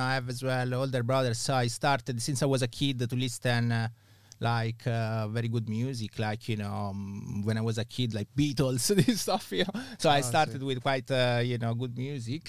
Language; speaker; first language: English; non-native, fluent; Italian